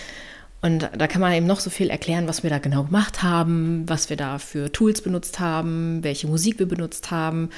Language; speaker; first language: German; native; German